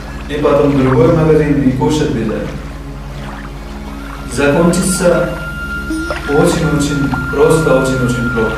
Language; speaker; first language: Russian; non-native, learner; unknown